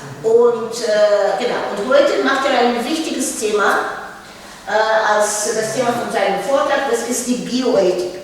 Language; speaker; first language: German; non-native, fluent; Russian